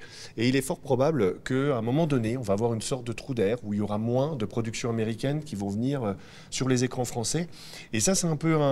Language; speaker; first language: French; native; French